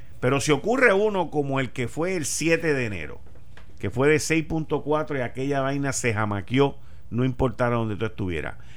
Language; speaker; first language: Spanish; native; Spanish